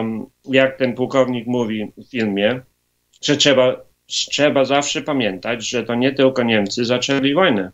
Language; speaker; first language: Polish; early bilingual, heritage; Polish